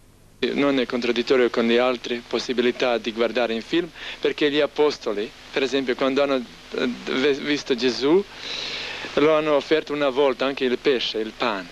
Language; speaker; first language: Italian; non-native, learner; Croatian